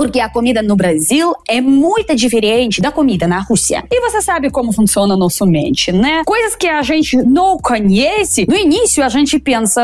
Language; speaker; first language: Portuguese; non-native, fluent; Russian